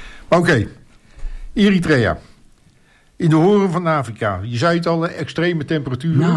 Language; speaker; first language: Dutch; native; Dutch